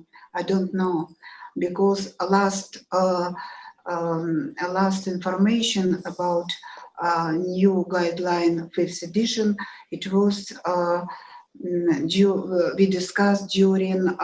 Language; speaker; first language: English; non-native, learner; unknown